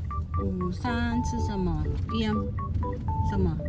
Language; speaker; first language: Chinese; non-native, learner; Filipino